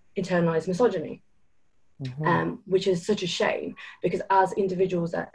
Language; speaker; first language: English; native; English